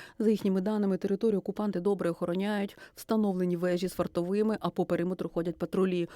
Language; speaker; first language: Ukrainian; native; Ukrainian